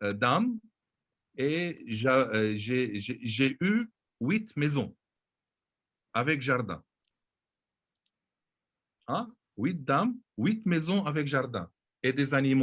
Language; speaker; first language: French; non-native, local second language; Arabic